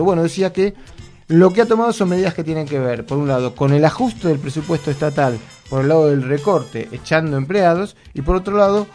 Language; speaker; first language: Spanish; native; Spanish